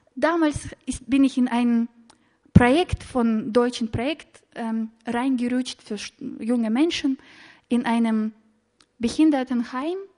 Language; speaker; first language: German; non-native, fluent; Russian